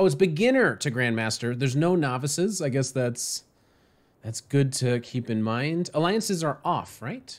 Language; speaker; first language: English; native; English